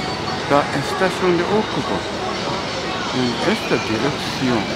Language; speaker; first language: Spanish; non-native, learner; Japanese